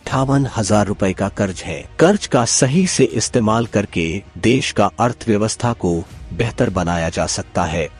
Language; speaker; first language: Hindi; non-native, local second language; Nepali